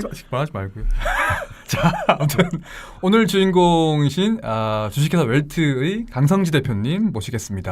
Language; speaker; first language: Korean; native; Korean